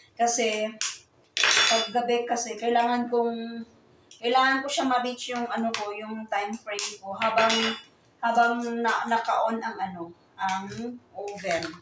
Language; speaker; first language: Filipino; native; Filipino